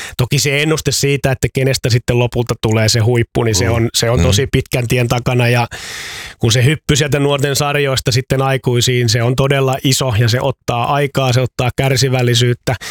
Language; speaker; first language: Finnish; native; Finnish